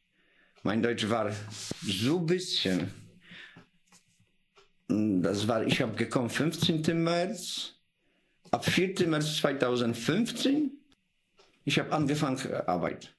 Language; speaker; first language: German; non-native, learner; Polish